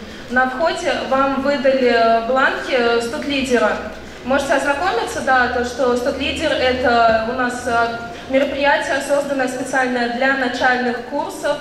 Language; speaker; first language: Russian; native; Russian